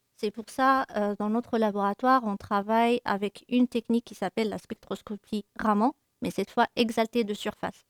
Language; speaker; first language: French; non-native, local second language; Arabic